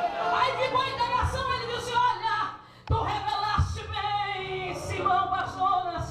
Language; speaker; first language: Portuguese; native; Portuguese